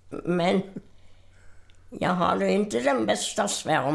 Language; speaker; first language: Swedish; non-native, fluent; German